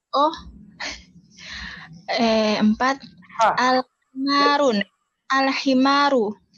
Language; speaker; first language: Arabic; non-native, learner; Indonesian